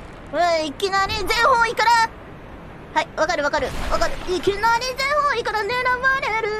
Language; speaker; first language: Japanese; native; Japanese